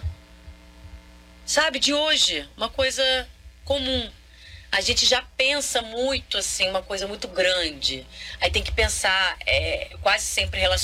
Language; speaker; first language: Portuguese; non-native, local second language; Kabuverdianu